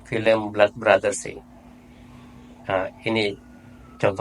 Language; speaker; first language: Indonesian; native; Indonesian